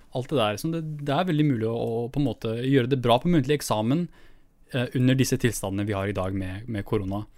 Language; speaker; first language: Norwegian; early bilingual, other home language; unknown